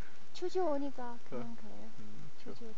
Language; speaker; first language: Korean; non-native, fluent; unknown